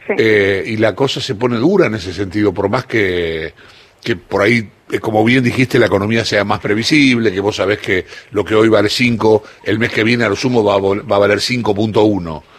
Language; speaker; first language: Spanish; native; Spanish